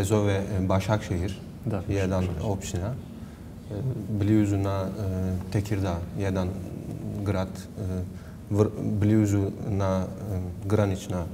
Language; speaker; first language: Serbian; non-native, learner; Turkish